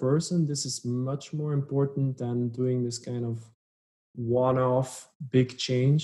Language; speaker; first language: English; non-native, fluent; Dutch